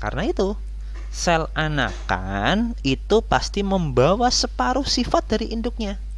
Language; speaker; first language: Indonesian; native; Indonesian